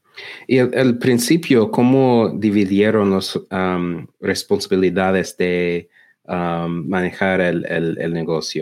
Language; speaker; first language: Spanish; non-native, learner; English